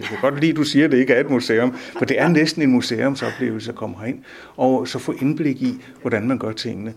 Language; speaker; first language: Danish; native; Danish